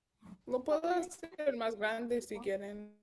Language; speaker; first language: Spanish; early bilingual, heritage; Spanish